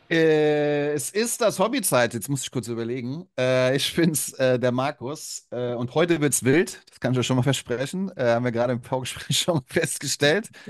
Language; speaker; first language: German; early bilingual, other home language; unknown